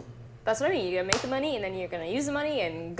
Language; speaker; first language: English; native; English